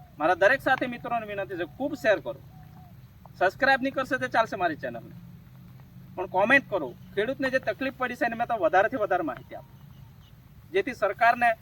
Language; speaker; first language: Gujarati; native; Gujarati